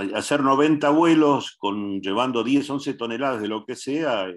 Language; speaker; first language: Spanish; native; Spanish